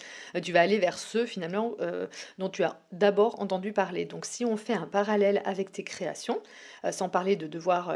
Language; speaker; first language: French; native; French